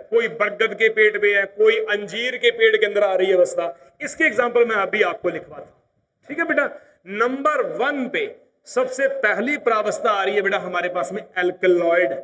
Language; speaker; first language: Hindi; native; Hindi